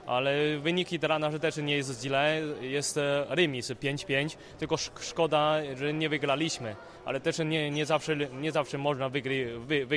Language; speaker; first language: Polish; non-native, learner; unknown